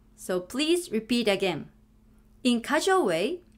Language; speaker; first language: English; non-native, fluent; Japanese